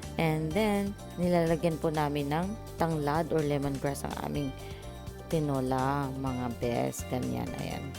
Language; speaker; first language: Filipino; non-native, local second language; Cebuano